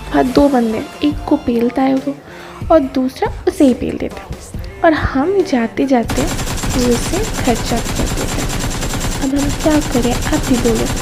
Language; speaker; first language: Hindi; non-native, local second language; Bangla